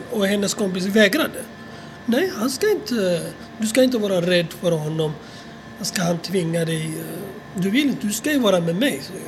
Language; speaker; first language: Swedish; non-native, fluent; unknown